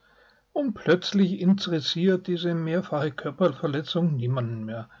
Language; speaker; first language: German; native; German